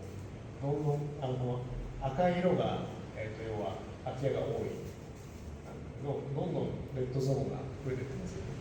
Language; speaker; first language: Japanese; native; Japanese